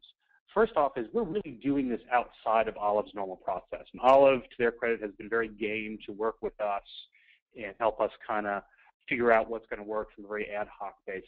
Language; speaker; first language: English; native; English